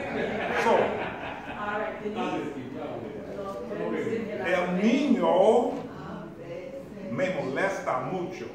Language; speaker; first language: Spanish; non-native, fluent; English